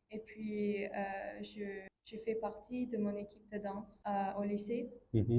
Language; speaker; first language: French; non-native, fluent; English